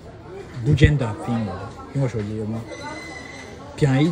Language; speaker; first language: Chinese; non-native, learner; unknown